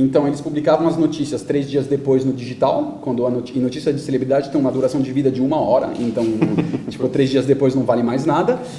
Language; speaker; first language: Portuguese; non-native, fluent; French